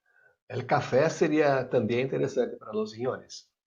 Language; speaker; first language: Spanish; non-native, learner; Portuguese